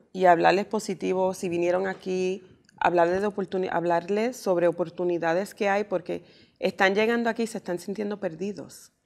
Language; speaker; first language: Spanish; early bilingual, heritage; Spanish